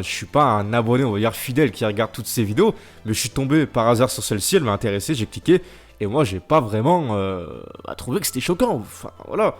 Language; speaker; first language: French; native; French